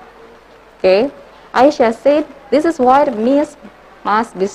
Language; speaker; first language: English; non-native, learner; Indonesian